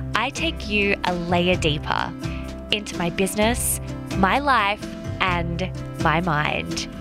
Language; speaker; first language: English; native; English